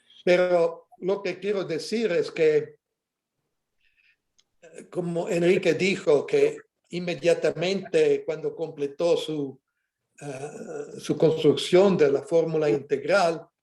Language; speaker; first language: Spanish; non-native, fluent; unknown